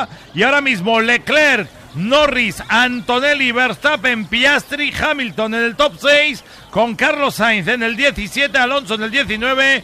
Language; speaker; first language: Spanish; native; Spanish